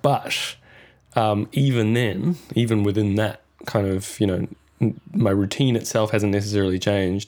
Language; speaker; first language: English; native; English